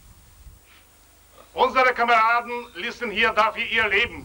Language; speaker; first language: German; non-native, fluent; Ukrainian